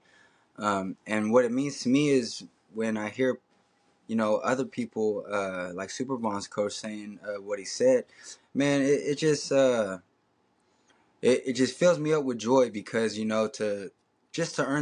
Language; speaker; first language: English; native; English